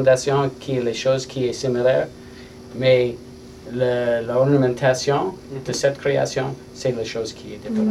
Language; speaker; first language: French; non-native, learner; English